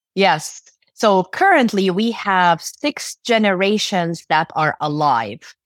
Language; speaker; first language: English; non-native, fluent; Arabic